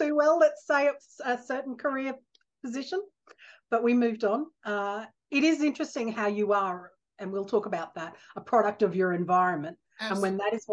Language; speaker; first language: English; native; English